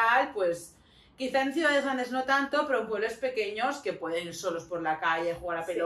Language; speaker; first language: Spanish; native; Spanish